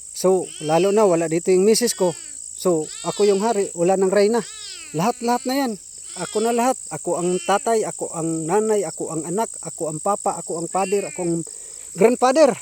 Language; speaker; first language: Filipino; non-native, local second language; Bikol